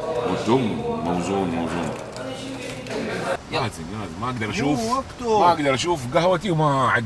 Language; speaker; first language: Arabic; native; Arabic